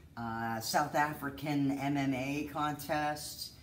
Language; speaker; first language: English; native; English